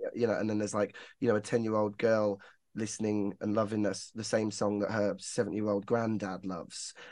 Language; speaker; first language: English; native; English